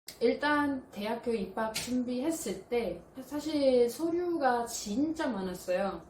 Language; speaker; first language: Korean; non-native, fluent; Italian